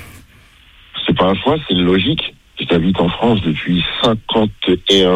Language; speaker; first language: French; native; French